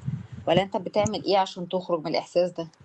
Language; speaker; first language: Arabic; native; Arabic